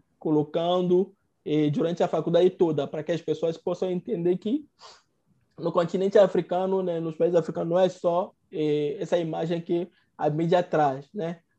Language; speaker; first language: Portuguese; non-native, fluent; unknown